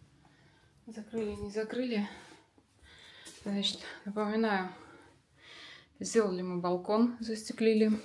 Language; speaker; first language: Russian; native; Russian